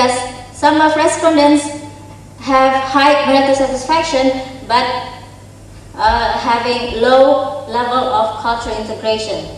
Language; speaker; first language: English; non-native, fluent; Indonesian